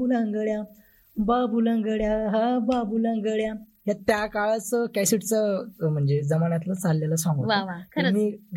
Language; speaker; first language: Marathi; non-native, local second language; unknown